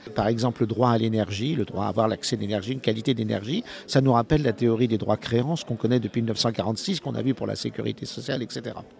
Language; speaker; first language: French; native; French